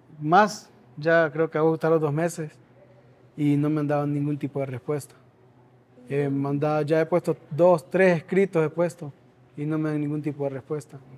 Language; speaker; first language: Spanish; native; Spanish